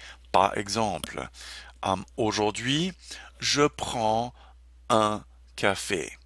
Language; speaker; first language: French; non-native, fluent; English